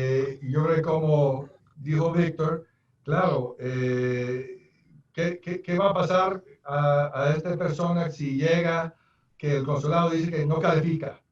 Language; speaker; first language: Spanish; non-native, fluent; English